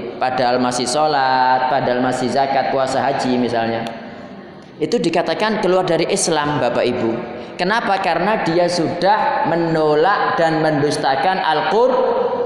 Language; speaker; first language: Indonesian; non-native, local second language; Javanese